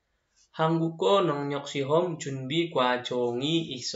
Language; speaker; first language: Korean; non-native, fluent; Indonesian